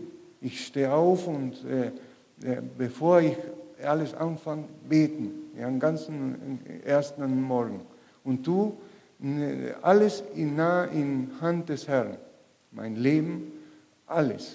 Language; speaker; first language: German; non-native, learner; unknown